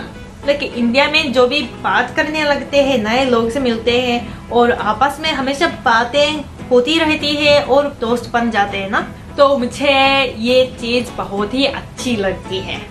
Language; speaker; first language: Hindi; non-native, fluent; Japanese